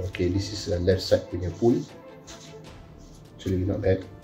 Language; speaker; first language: English; non-native, local second language; Malay